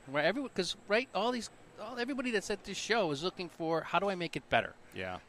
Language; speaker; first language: English; native; English